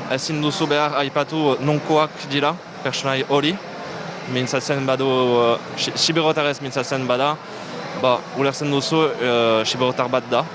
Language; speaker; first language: Basque; non-native, local second language; French